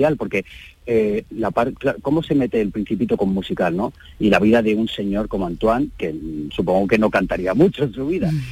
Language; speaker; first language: Spanish; native; Spanish